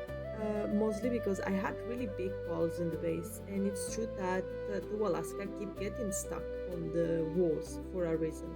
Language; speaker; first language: English; non-native, fluent; Spanish